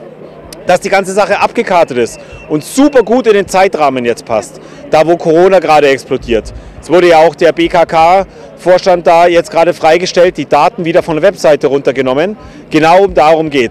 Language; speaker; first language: German; native; German